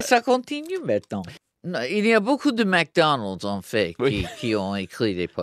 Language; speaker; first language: French; non-native, fluent; English